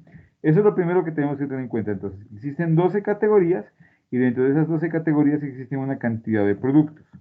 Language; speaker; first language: Spanish; native; Spanish